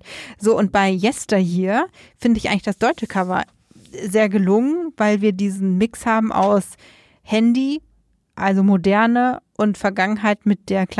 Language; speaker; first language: German; native; German